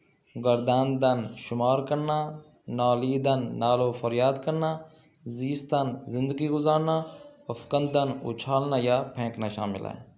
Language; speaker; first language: Persian; non-native, learner; Urdu